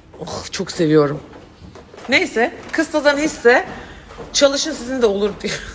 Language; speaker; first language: Turkish; native; Turkish